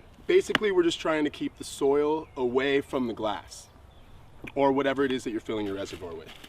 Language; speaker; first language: English; native; English